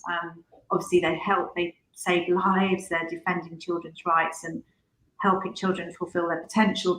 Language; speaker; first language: English; native; English